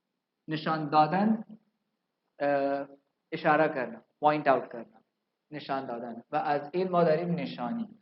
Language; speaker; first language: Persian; non-native, fluent; Urdu